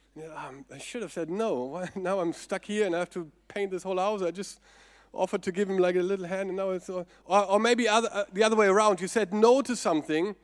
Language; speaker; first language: English; non-native, fluent; German